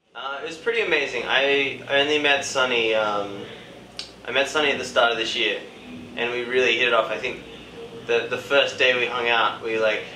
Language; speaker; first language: English; native; English